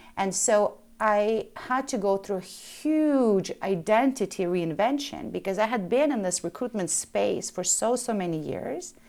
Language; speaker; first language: English; early bilingual, other home language; Ukrainian